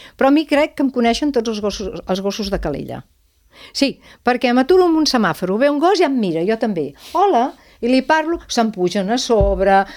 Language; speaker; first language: Catalan; non-native, local second language; Spanish